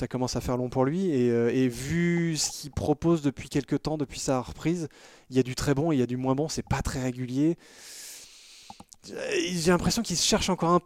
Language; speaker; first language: French; native; French